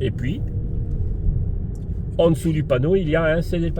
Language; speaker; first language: French; native; French